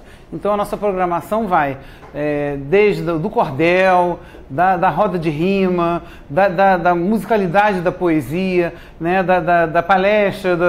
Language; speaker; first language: Portuguese; native; Portuguese